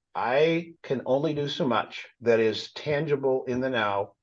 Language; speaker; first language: English; native; English